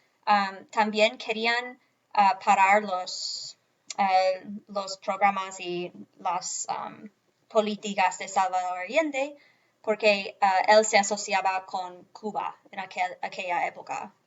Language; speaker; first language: Spanish; non-native, fluent; English